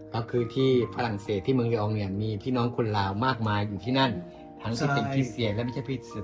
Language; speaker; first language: Thai; native; Thai